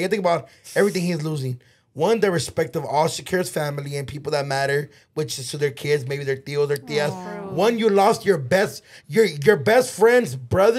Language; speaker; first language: English; early bilingual, other home language; Spanish